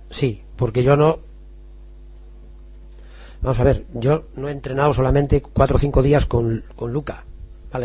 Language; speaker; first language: Spanish; native; Spanish